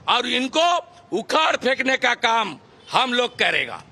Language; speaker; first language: Hindi; non-native, local second language; Bangla